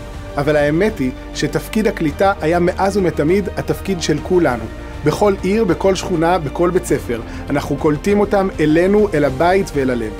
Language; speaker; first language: Hebrew; native; Hebrew